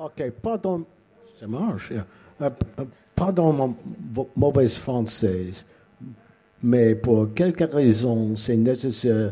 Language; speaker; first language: French; non-native, learner; English